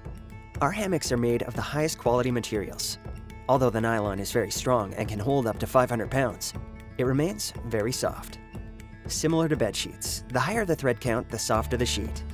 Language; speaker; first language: English; native; English